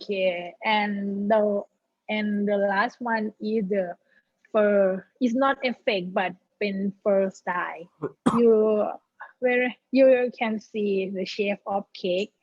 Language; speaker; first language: English; non-native, learner; Thai